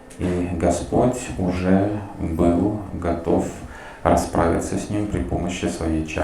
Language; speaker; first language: Russian; native; Russian